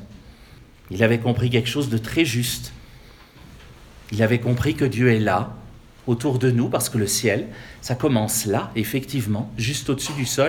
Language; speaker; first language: French; native; French